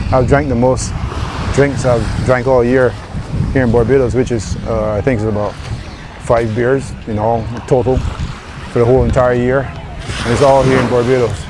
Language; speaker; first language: English; native; English